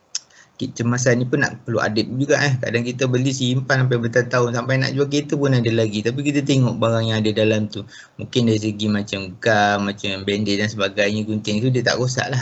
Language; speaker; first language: Malay; native; Malay